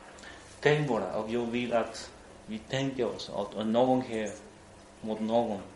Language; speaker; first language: Swedish; non-native, fluent; Spanish